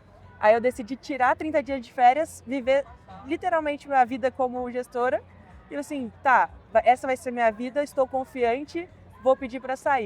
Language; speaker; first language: Portuguese; native; Portuguese